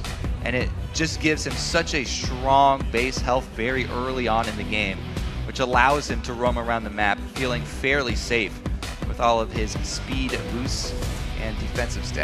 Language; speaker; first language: English; native; English